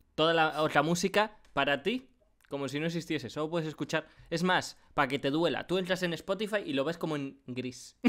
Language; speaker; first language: Spanish; native; Spanish